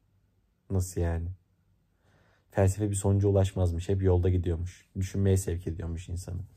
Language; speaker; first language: Turkish; native; Turkish